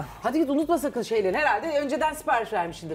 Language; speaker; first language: Turkish; native; Turkish